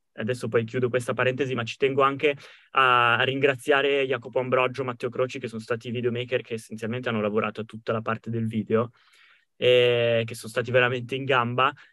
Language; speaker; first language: Italian; native; Italian